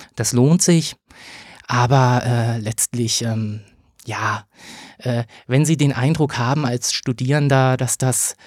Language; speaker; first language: German; native; German